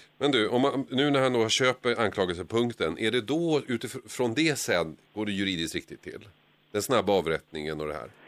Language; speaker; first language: Swedish; native; Swedish